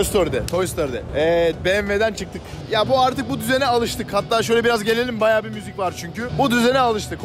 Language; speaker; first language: Turkish; native; Turkish